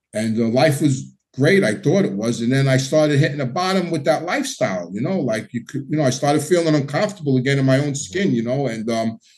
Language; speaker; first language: English; native; English